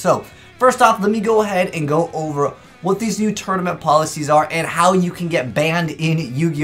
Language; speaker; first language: English; native; English